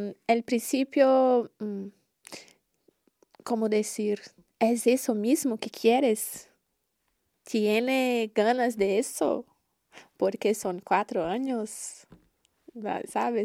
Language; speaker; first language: Spanish; non-native, learner; Portuguese